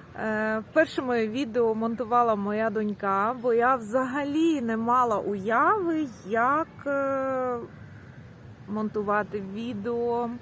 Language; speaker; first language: Ukrainian; non-native, local second language; Russian